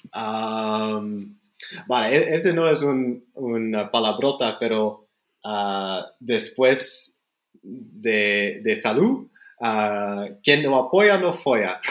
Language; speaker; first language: Spanish; non-native, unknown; Dutch